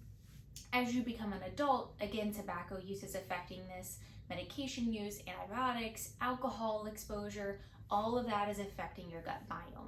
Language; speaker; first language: English; native; English